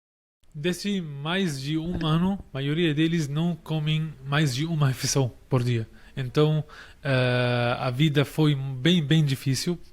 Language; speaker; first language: Portuguese; non-native, fluent; Arabic